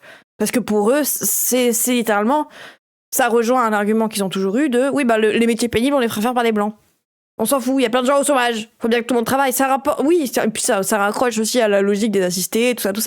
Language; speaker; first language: French; native; French